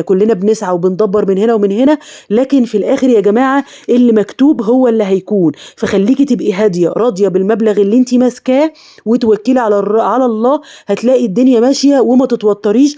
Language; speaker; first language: Arabic; native; Arabic